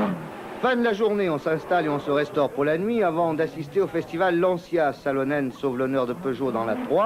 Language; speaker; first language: French; native; French